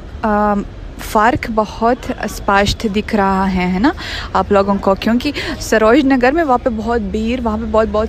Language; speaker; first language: Hindi; non-native, fluent; Russian